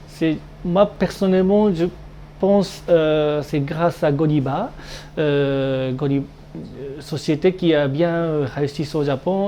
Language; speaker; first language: French; non-native, learner; Japanese